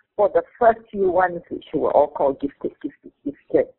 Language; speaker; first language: English; non-native, local second language; Min Nan Chinese